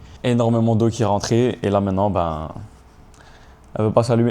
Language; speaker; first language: French; native; French